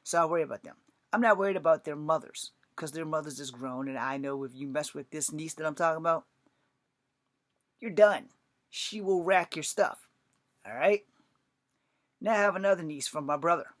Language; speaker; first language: English; native; English